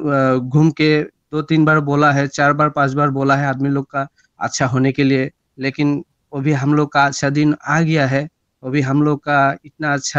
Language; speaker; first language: Hindi; non-native, local second language; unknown